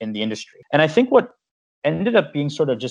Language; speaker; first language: English; native; English